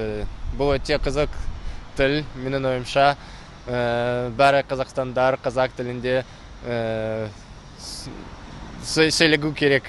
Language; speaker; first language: Kazakh; non-native, learner; Russian